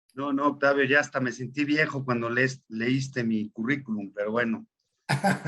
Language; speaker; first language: Spanish; native; Spanish